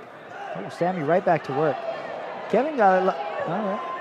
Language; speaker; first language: English; native; English